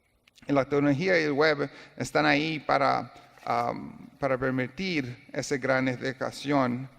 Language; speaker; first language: Spanish; non-native, learner; English